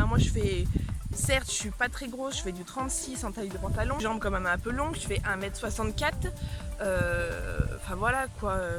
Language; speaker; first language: French; native; French